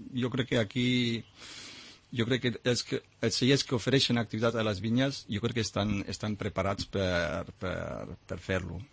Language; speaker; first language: Catalan; non-native, fluent; German